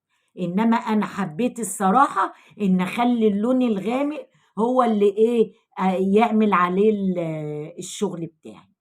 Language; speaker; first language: Arabic; native; Arabic